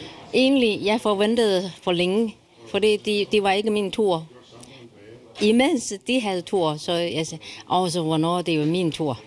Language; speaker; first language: Danish; non-native, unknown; Chinese